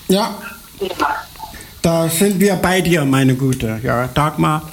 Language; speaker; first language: German; native; German